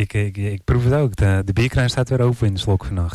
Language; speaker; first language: Dutch; native; Dutch